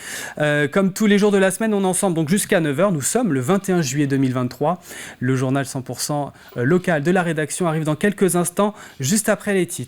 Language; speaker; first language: French; native; French